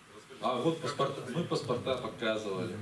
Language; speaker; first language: Russian; native; Russian